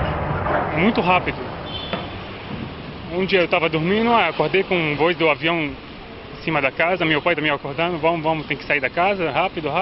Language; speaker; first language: Portuguese; non-native, fluent; Arabic